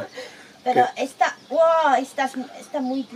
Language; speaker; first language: Spanish; non-native, learner; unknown